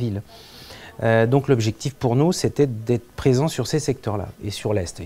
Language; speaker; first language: French; native; French